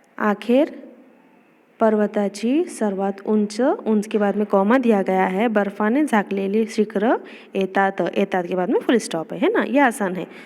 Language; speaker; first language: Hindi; non-native, local second language; Urdu